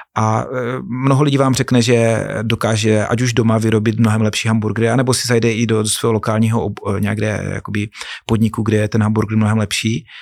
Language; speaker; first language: Czech; native; Czech